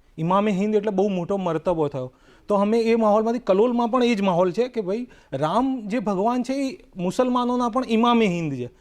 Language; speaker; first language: Gujarati; native; Gujarati